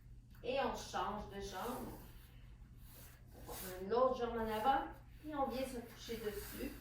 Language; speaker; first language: French; native; French